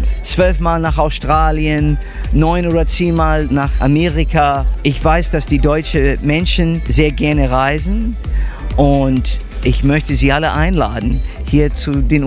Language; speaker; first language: German; non-native, fluent; English